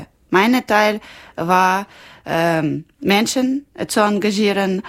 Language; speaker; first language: German; non-native, learner; Ukrainian